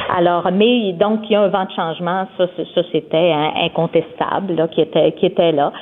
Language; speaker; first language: French; native; French